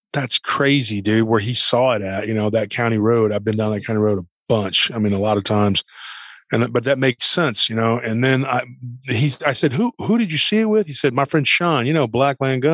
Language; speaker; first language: English; native; English